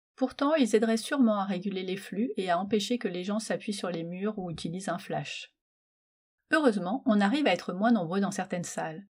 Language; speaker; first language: French; native; French